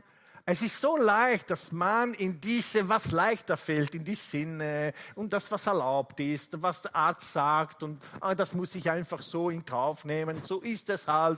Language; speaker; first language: German; non-native, fluent; Italian